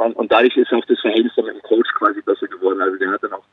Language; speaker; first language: German; native; German